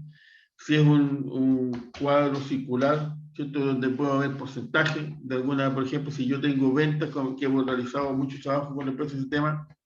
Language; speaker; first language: Spanish; native; Spanish